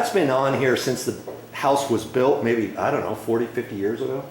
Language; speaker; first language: English; native; English